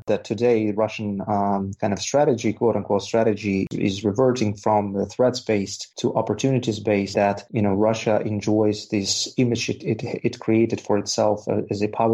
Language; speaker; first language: English; non-native, fluent; Russian